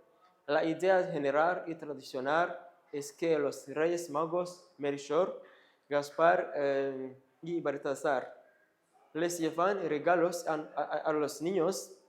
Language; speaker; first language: Spanish; non-native, fluent; Kinyarwanda